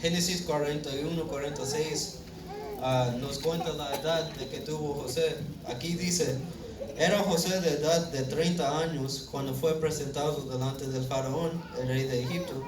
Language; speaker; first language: Spanish; early bilingual, heritage; Spanish